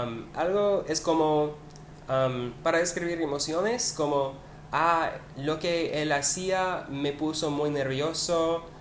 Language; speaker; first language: Spanish; non-native, learner; English